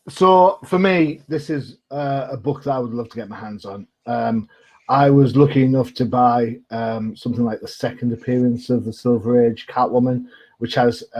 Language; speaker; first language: English; native; English